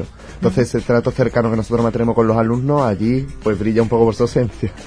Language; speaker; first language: Spanish; native; Spanish